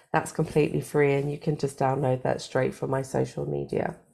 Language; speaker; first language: English; native; English